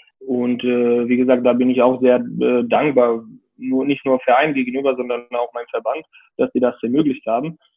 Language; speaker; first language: German; non-native, fluent; Serbian